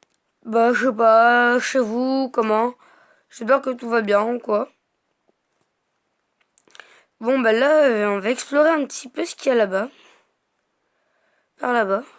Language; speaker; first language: French; native; French